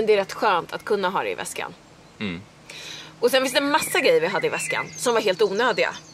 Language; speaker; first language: Swedish; native; Swedish